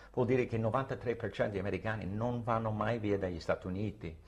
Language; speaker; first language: Italian; non-native, fluent; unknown